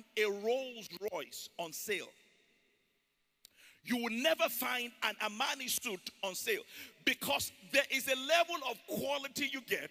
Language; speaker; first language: English; non-native, local second language; Yoruba